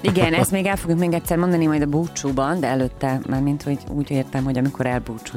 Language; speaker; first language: Hungarian; native; Hungarian